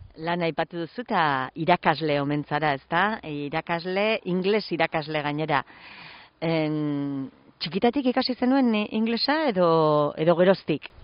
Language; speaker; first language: Basque; native; Basque